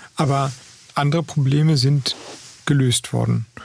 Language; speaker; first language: German; native; German